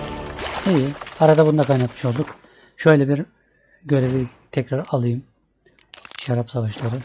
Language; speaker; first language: Turkish; native; Turkish